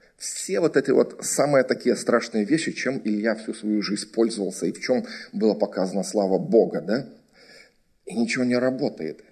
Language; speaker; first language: Russian; early bilingual, heritage; Russian